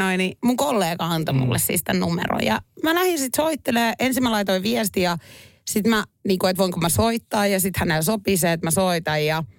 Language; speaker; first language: Finnish; native; Finnish